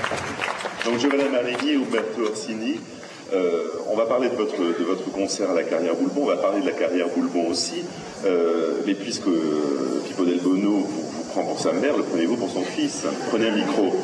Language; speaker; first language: French; native; French